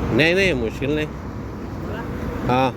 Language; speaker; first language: Hindi; non-native, local second language; Malayalam